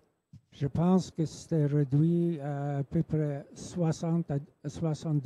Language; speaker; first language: French; non-native, local second language; English